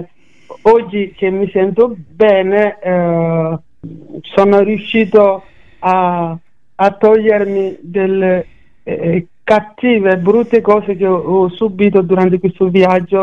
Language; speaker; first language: Italian; non-native, fluent; Bambara